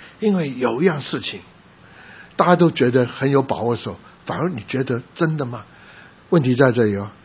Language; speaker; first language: Chinese; non-native, local second language; Cantonese